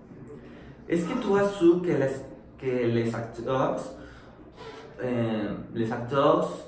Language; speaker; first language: French; non-native, learner; Spanish